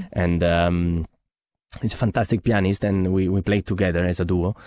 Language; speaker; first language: English; non-native, fluent; Italian